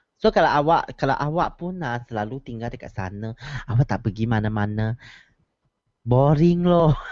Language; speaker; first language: Malay; non-native, local second language; Chinese